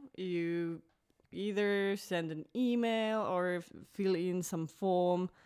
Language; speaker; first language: English; non-native, fluent; Finnish